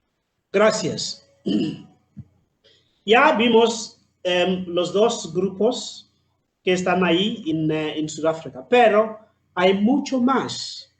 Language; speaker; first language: Spanish; non-native, fluent; Southern Sotho